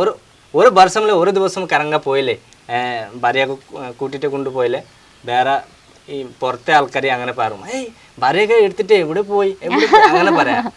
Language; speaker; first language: Malayalam; non-native, local second language; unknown